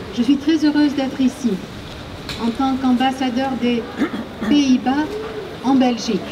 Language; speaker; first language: French; non-native, fluent; Dutch